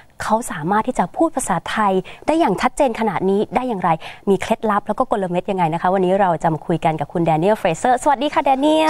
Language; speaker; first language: Thai; native; Thai